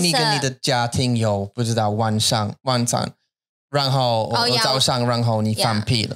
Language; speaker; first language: Chinese; non-native, learner; English